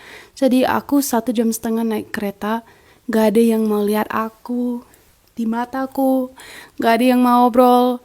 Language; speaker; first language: Indonesian; non-native, fluent; English